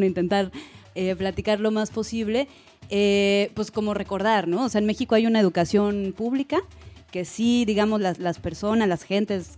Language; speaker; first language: Spanish; native; Spanish